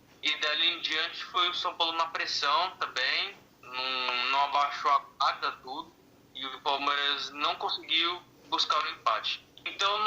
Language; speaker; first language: Portuguese; native; Portuguese